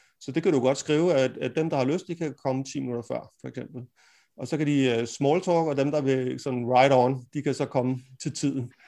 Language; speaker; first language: Danish; native; Danish